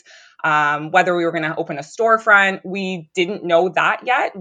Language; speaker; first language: English; native; English